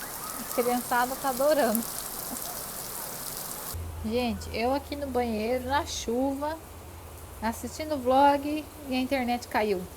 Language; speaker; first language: Portuguese; native; Portuguese